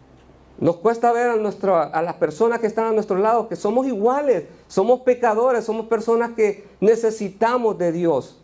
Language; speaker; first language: Spanish; native; Spanish